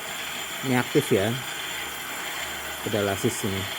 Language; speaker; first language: Indonesian; native; Indonesian